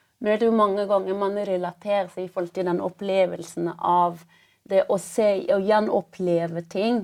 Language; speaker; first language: Norwegian; early bilingual, other home language; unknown